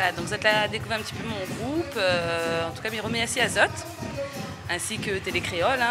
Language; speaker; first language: French; non-native, local second language; Réunion Creole French